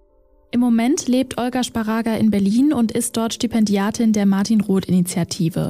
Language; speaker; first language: German; native; German